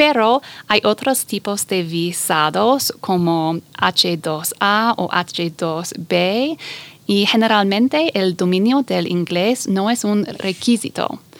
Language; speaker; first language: Spanish; non-native, fluent; English